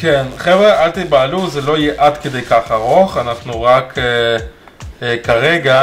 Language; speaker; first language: Hebrew; native; Hebrew